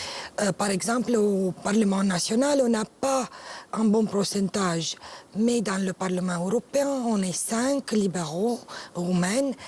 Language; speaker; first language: French; non-native, fluent; Romanian